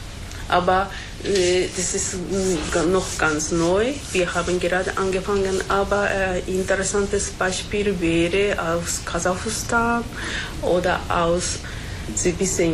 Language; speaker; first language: German; non-native, fluent; Japanese